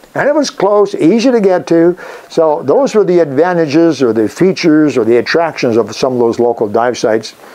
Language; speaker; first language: English; native; English